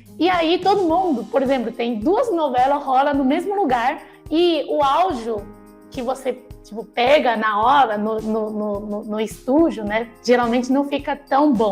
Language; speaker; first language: Portuguese; non-native, fluent; Chinese